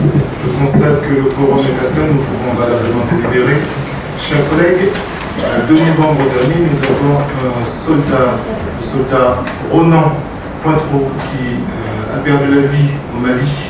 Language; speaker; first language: French; native; French